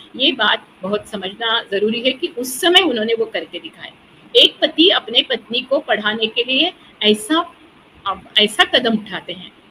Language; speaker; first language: Hindi; non-native, local second language; Marathi